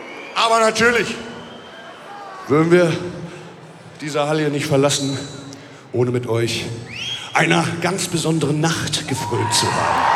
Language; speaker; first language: German; native; German